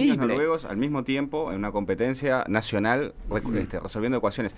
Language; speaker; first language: Spanish; native; Spanish